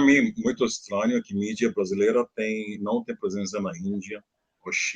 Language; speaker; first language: Portuguese; non-native, learner; Hindi